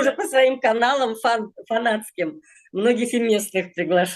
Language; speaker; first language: Russian; native; Russian